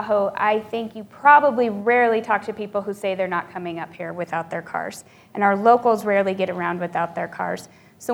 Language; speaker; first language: English; native; English